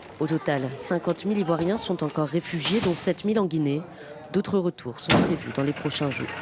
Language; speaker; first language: French; native; French